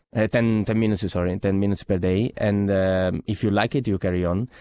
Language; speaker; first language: English; non-native, fluent; Italian